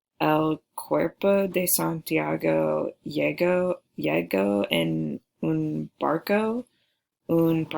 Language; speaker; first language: Spanish; non-native, learner; English